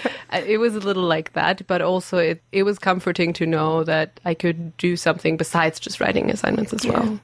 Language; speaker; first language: English; non-native, fluent; German